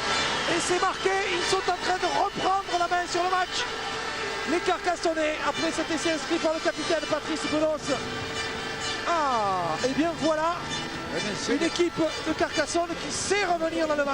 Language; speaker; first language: French; native; French